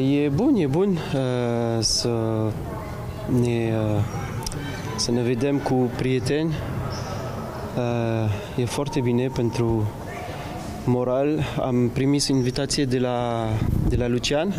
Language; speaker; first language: Romanian; non-native, learner; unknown